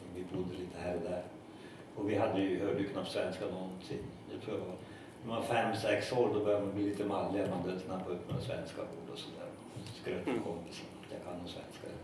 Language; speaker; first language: Swedish; non-native, local second language; Northern Sami